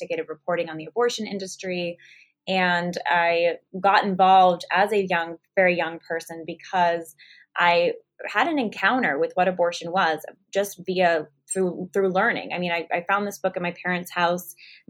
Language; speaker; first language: English; native; English